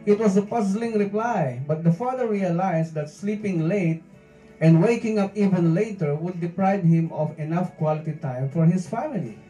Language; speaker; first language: English; non-native, local second language; Filipino